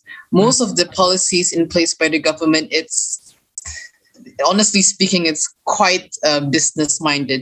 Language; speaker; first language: English; non-native, local second language; Malay